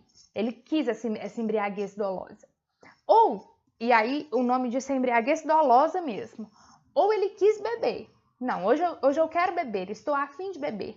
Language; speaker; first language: Portuguese; native; Portuguese